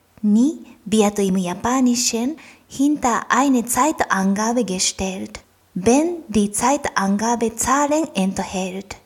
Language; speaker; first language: German; non-native, fluent; Japanese